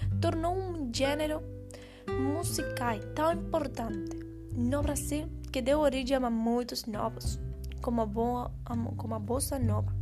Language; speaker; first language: Portuguese; non-native, learner; Spanish